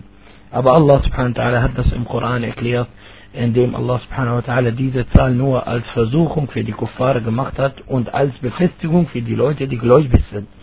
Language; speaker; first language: German; non-native, fluent; Arabic